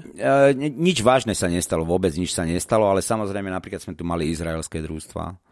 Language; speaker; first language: Slovak; native; Slovak